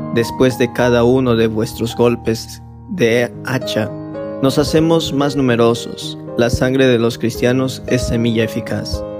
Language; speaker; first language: Spanish; non-native, fluent; Vietnamese